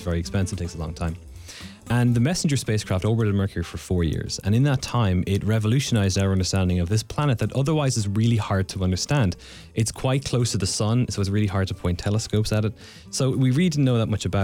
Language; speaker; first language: English; native; English